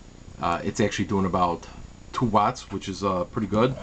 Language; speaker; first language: English; native; English